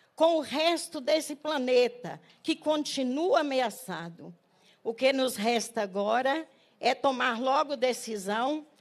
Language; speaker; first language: Portuguese; native; Portuguese